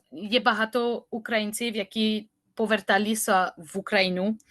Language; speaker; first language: Ukrainian; non-native, fluent; French